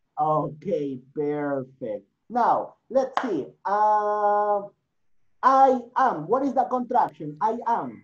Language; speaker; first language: English; non-native, learner; Spanish